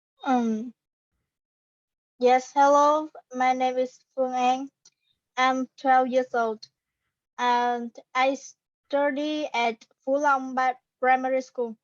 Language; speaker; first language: English; non-native, learner; Vietnamese